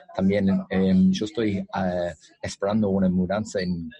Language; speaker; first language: Spanish; non-native, fluent; English